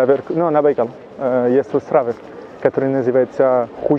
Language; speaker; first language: Russian; non-native, learner; French